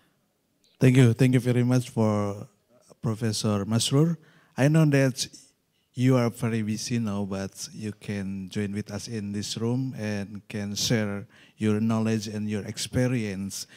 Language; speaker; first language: English; non-native, local second language; Indonesian